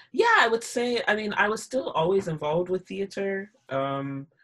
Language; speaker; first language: English; native; English